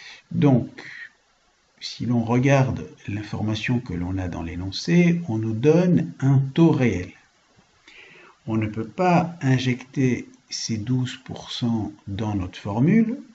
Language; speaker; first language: French; native; French